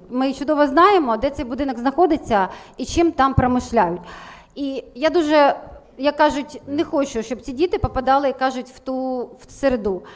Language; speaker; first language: Ukrainian; native; Ukrainian